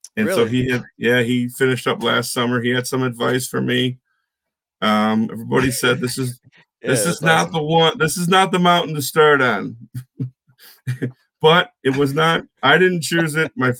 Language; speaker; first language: English; native; English